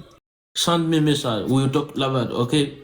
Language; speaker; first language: English; non-native, learner; French